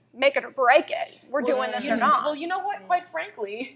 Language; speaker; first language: English; native; English